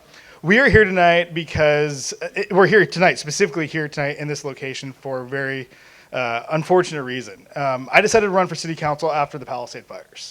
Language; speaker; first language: English; native; English